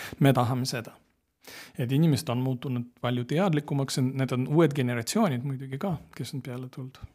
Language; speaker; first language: Estonian; non-native, local second language; Russian